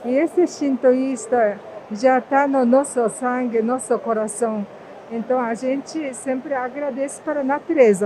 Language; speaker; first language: Portuguese; non-native, fluent; Japanese